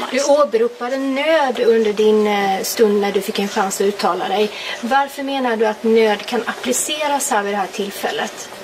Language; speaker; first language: Swedish; native; Swedish